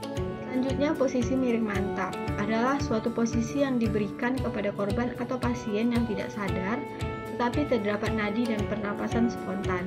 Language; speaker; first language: Indonesian; native; Indonesian